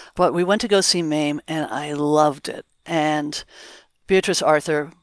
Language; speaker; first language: English; native; English